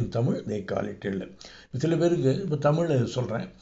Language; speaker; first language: English; non-native, local second language; Tamil